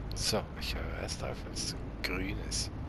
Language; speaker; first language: German; native; German